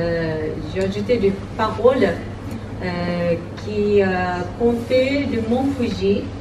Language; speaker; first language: French; non-native, learner; Japanese